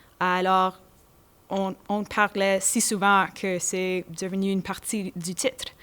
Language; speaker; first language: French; non-native, local second language; English